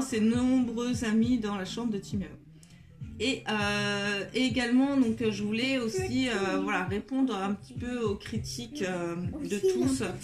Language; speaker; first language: French; native; French